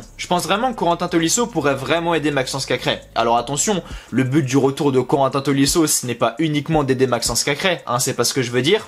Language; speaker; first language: French; native; French